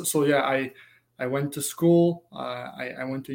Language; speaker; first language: English; non-native, fluent; French